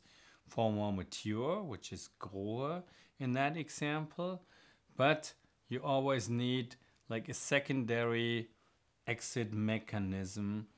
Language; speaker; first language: English; non-native, fluent; German